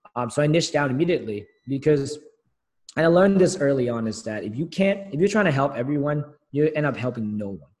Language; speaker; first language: English; early bilingual, other home language; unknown